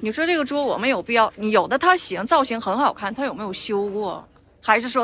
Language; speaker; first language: Chinese; native; Chinese